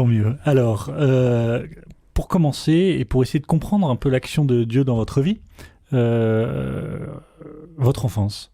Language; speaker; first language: French; native; French